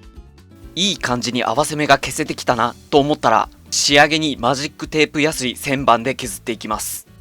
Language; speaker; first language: Japanese; native; Japanese